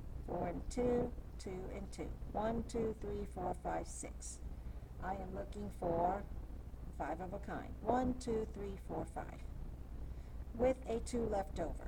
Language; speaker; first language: English; native; English